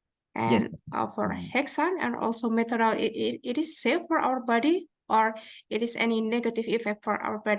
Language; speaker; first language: English; non-native, fluent; Indonesian